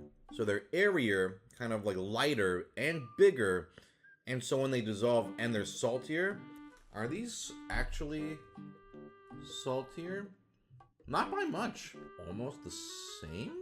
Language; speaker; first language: English; native; English